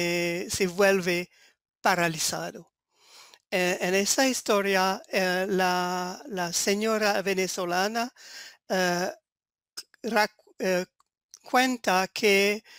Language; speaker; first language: Spanish; non-native, fluent; French